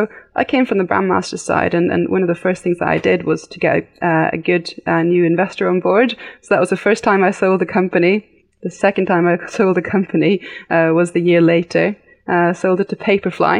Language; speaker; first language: English; native; English